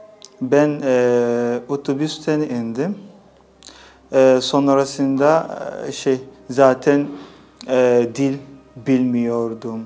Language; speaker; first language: Turkish; non-native, fluent; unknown